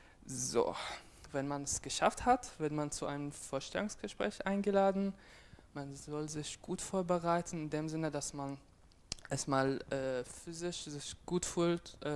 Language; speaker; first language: German; non-native, fluent; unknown